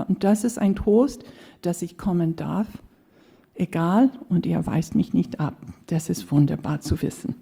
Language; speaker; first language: German; non-native, fluent; English